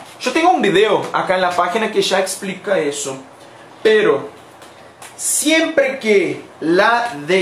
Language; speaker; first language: Spanish; non-native, fluent; Portuguese